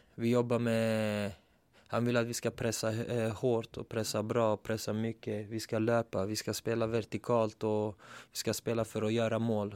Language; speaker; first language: Swedish; early bilingual, other home language; Turkish